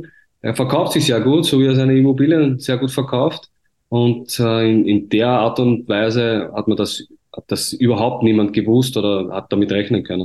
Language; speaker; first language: German; native; German